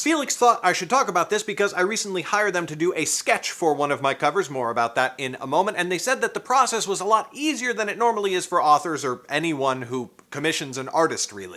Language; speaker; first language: English; native; English